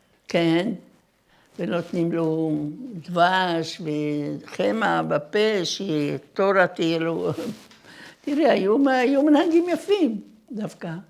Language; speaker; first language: Hebrew; non-native, fluent; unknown